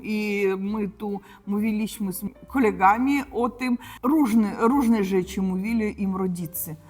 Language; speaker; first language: Polish; non-native, learner; Russian